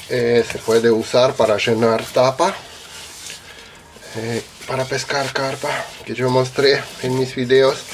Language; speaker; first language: Spanish; non-native, learner; Russian